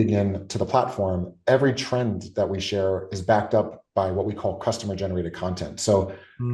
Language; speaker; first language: English; native; English